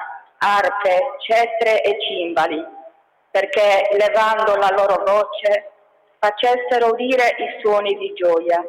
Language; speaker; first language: Italian; native; Italian